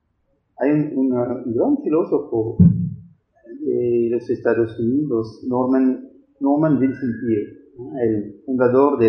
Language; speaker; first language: Spanish; non-native, fluent; French